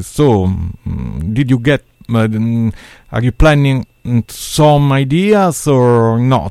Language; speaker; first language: English; non-native, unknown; Italian